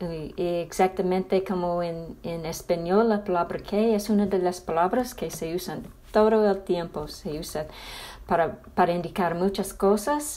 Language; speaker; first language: Spanish; non-native, fluent; English